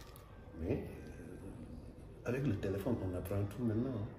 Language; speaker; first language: French; non-native, local second language; Wolof